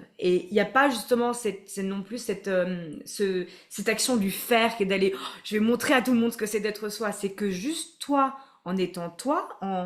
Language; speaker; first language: French; native; French